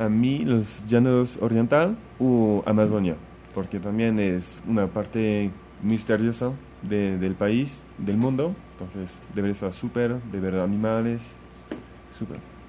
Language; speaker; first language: Spanish; non-native, learner; French